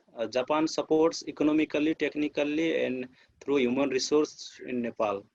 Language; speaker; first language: English; non-native, fluent; Nepali